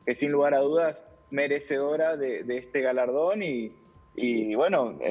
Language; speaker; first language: Spanish; native; Spanish